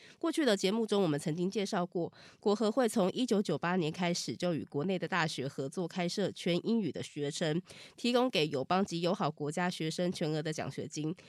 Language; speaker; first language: Chinese; native; Chinese